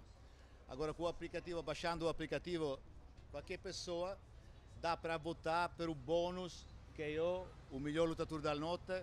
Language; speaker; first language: Portuguese; non-native, fluent; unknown